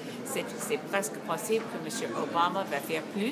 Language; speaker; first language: French; non-native, learner; English